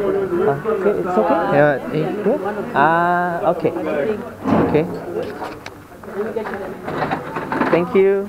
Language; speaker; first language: English; non-native, learner; Korean